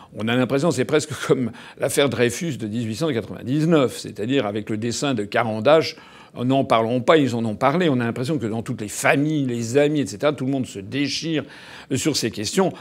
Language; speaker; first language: French; native; French